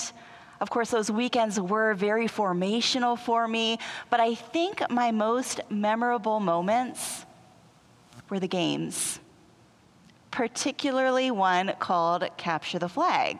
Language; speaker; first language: English; native; English